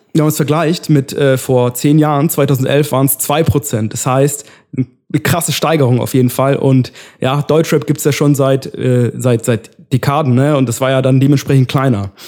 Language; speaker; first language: German; early bilingual, other home language; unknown